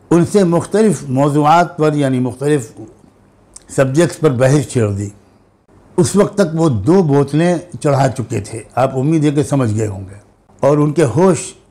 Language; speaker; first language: Hindi; native; Hindi